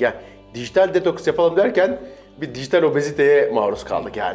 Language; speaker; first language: Turkish; native; Turkish